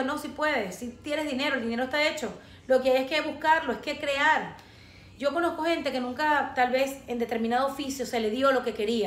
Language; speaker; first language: Spanish; native; Spanish